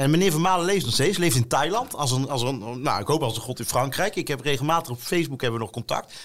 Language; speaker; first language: Dutch; native; Dutch